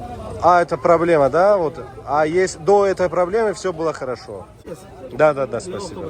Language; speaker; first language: Russian; non-native, fluent; Tajik